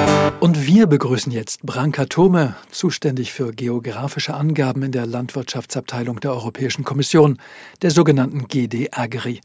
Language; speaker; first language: German; native; German